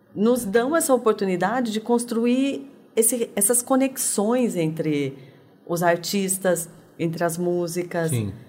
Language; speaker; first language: Portuguese; native; Portuguese